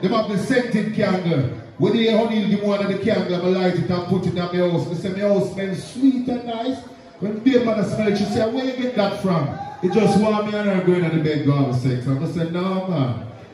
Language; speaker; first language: English; native; English